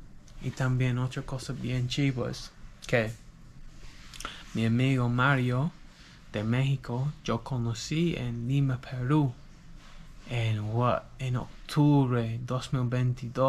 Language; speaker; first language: Spanish; non-native, learner; English